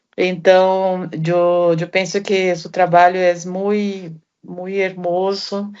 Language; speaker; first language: Portuguese; non-native, fluent; Spanish